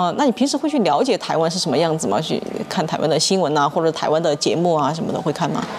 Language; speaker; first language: Chinese; native; Chinese